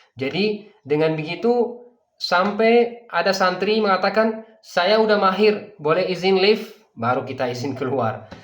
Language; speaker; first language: Indonesian; non-native, fluent; Persian